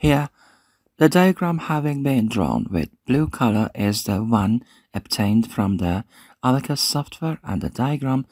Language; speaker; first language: English; non-native, fluent; Persian